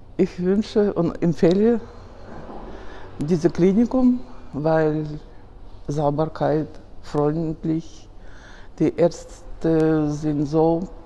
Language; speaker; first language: German; non-native, fluent; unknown